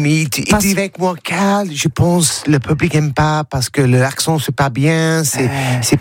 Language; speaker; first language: French; non-native, learner; English